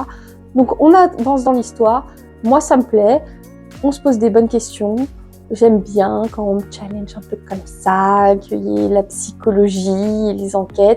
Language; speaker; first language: French; native; French